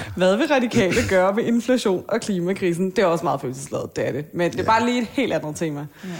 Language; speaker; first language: Danish; native; Danish